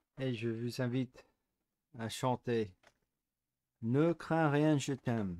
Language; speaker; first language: French; non-native, fluent; English